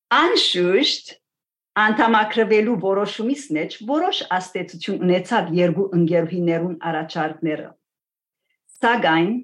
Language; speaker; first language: Armenian; native; Armenian